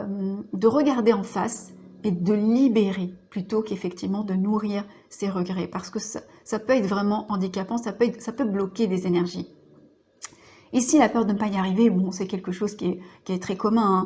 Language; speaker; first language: French; native; French